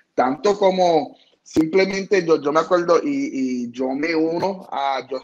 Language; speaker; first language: Spanish; early bilingual, heritage; Spanish